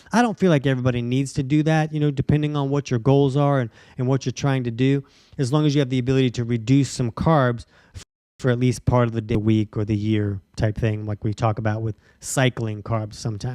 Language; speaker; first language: English; native; English